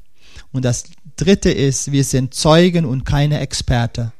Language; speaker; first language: German; non-native, fluent; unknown